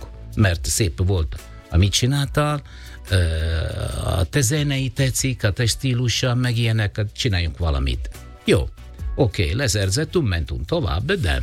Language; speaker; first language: Hungarian; non-native, learner; Italian